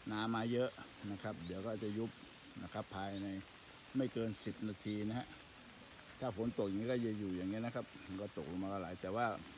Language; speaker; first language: Thai; native; Thai